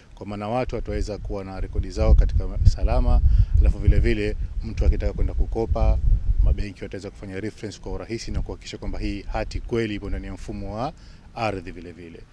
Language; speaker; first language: Swahili; native; Swahili